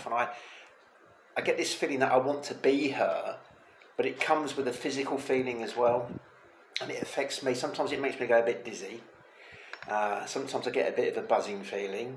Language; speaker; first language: English; native; English